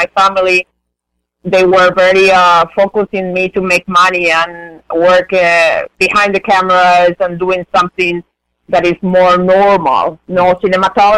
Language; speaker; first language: English; non-native, fluent; Spanish